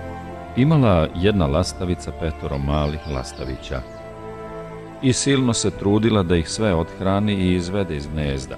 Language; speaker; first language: Serbian; native; Serbian